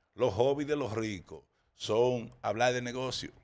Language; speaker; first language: Spanish; early bilingual, heritage; Spanish